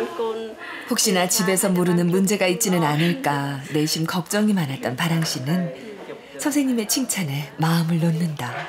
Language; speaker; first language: Korean; native; Korean